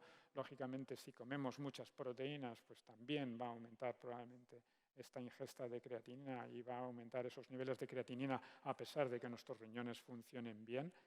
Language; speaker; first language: Spanish; native; Spanish